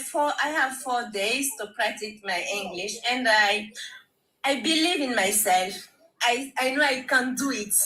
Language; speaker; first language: English; non-native, learner; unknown